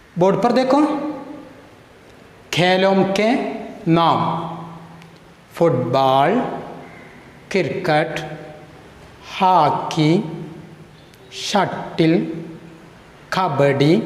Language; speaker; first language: Hindi; non-native, local second language; Malayalam